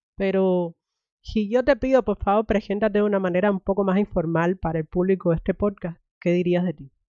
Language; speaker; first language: Spanish; native; Spanish